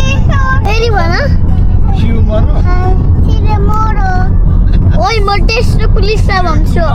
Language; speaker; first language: Nepali; early bilingual, heritage; Nepali